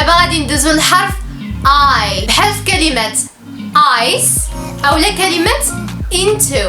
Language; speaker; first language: Arabic; native; Arabic